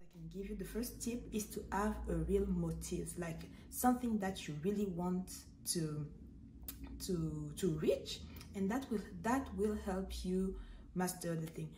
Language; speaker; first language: English; non-native, fluent; French